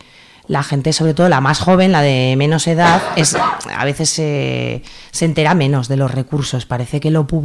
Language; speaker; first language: Spanish; native; Spanish